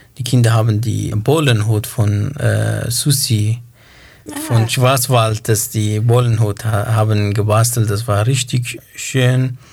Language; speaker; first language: German; non-native, learner; Kurdish